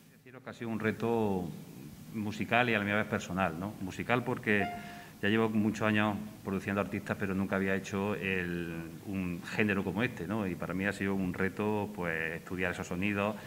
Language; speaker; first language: Spanish; native; Spanish